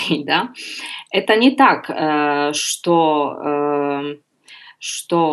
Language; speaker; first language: Russian; non-native, learner; Polish